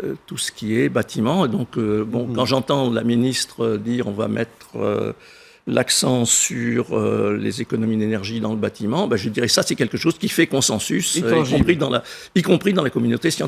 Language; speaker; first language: French; native; French